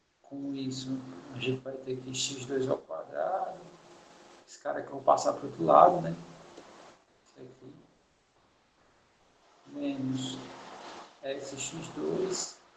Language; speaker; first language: Portuguese; native; Portuguese